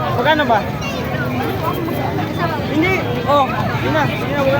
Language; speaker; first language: Filipino; non-native, local second language; Cebuano